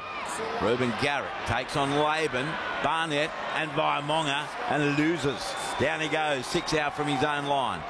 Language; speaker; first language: English; native; English